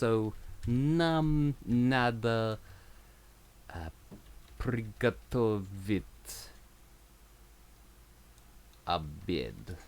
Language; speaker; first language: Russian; non-native, learner; English